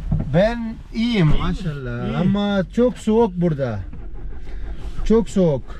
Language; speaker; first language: Turkish; non-native, learner; Urdu